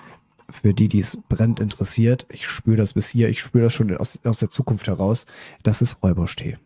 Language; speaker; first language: German; native; German